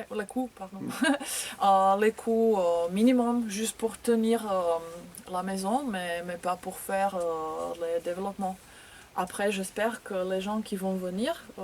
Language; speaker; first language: French; non-native, fluent; Croatian